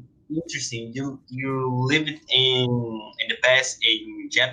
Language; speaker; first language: English; non-native, learner; Portuguese